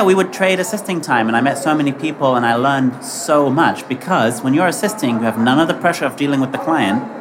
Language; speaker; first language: English; native; English